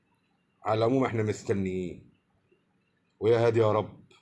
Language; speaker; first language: Arabic; native; Arabic